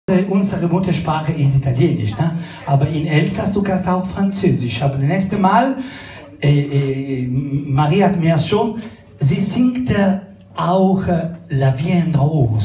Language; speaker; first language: German; non-native, fluent; Italian